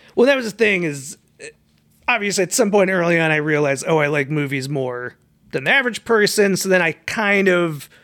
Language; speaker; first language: English; native; English